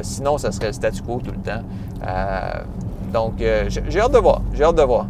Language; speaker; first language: French; native; French